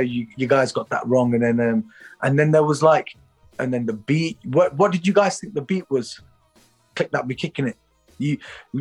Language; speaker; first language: English; native; English